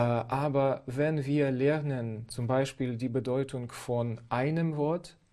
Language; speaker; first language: German; non-native, fluent; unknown